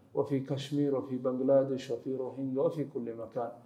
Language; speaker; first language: Arabic; non-native, fluent; Swahili